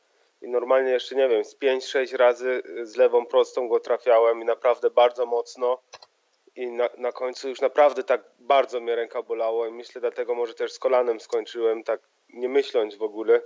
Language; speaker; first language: Polish; early bilingual, heritage; Polish